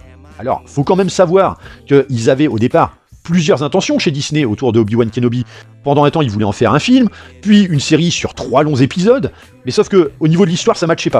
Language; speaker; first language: French; native; French